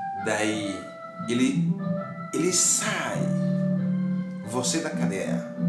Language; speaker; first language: Portuguese; non-native, learner; Haitian Creole